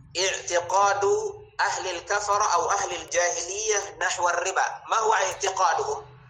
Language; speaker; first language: Arabic; non-native, fluent; Indonesian